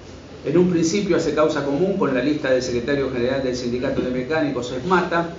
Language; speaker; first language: Spanish; native; Spanish